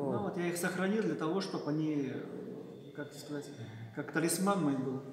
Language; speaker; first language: Russian; native; Russian